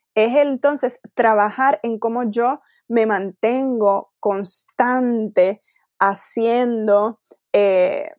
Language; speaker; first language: Spanish; native; Spanish